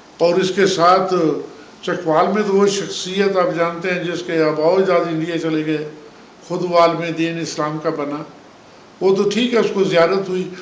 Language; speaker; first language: Urdu; non-native, local second language; Punjabi